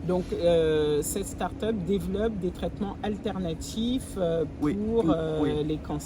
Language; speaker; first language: French; native; French